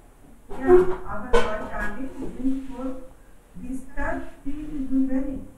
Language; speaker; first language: German; non-native, learner; Hindi